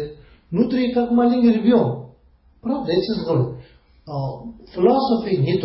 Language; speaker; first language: Russian; non-native, learner; Tibetan